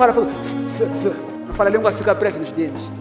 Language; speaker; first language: Portuguese; non-native, local second language; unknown